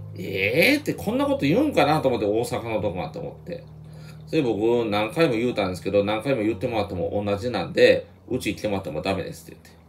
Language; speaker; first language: Japanese; native; Japanese